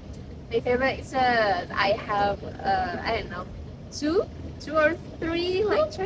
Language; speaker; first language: English; non-native, learner; Indonesian